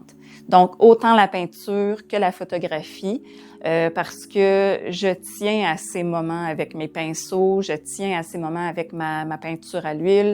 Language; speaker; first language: French; native; French